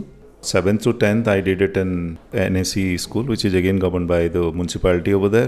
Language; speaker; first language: English; non-native, local second language; Odia